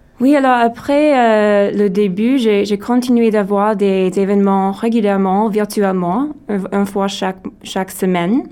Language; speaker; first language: French; non-native, local second language; English